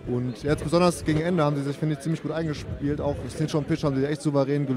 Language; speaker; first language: German; native; German